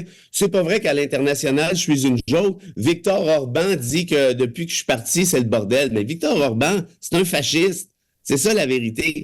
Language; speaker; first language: French; native; French